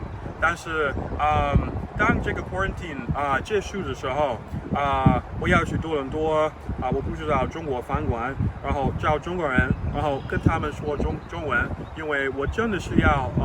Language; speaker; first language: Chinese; non-native, learner; English